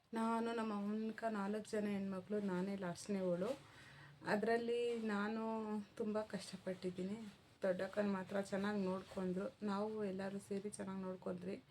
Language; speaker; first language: Kannada; non-native, local second language; Telugu